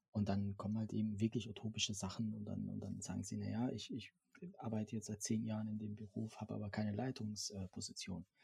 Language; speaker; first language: German; non-native, fluent; French